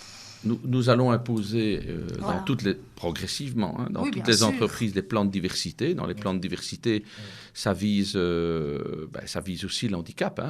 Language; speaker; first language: French; native; French